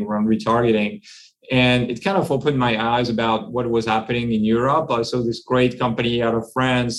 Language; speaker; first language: English; non-native, fluent; French